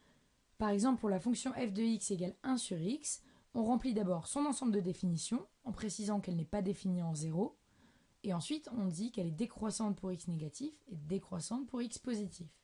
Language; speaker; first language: French; native; French